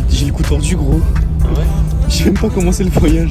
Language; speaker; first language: French; native; French